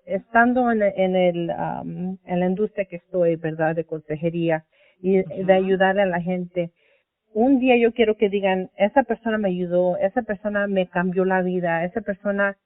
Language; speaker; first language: Spanish; early bilingual, heritage; Spanish